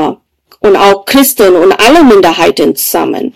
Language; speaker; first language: German; non-native, fluent; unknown